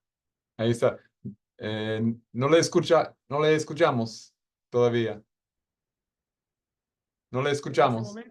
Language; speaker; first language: Spanish; non-native, fluent; English